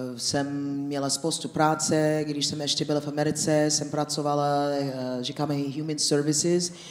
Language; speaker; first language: Czech; non-native, fluent; English